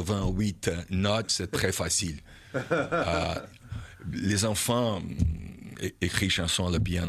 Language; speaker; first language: French; non-native, learner; Portuguese